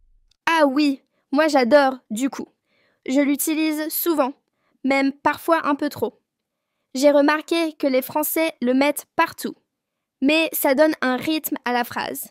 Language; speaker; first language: French; non-native, fluent; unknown